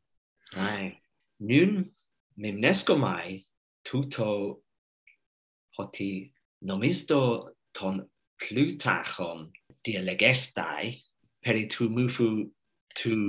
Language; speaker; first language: Greek; non-native, fluent; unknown